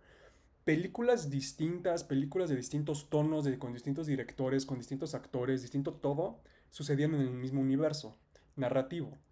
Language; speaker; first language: Spanish; native; Spanish